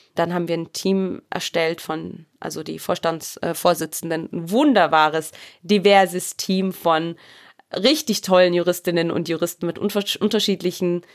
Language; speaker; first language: German; early bilingual, other home language; Arabic